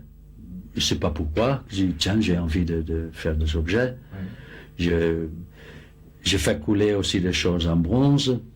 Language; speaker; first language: French; non-native, fluent; Dutch